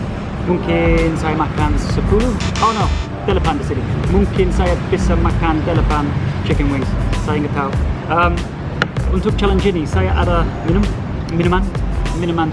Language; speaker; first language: Indonesian; non-native, learner; English